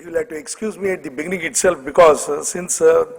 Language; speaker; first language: English; non-native, local second language; Kannada